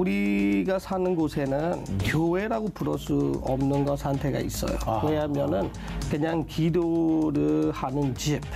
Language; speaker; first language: Korean; non-native, learner; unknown